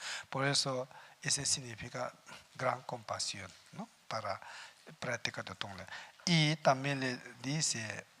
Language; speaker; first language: Spanish; non-native, learner; Tibetan